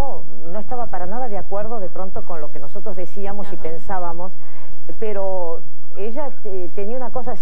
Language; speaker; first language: Spanish; native; Spanish